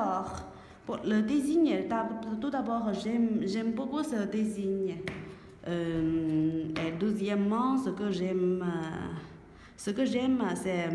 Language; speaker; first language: French; non-native, learner; Chinese